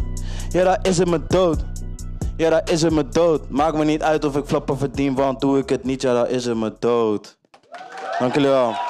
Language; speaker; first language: Dutch; native; Dutch